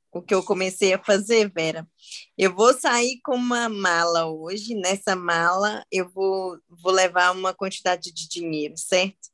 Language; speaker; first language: Portuguese; native; Portuguese